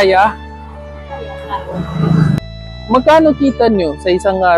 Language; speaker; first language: Filipino; non-native, learner; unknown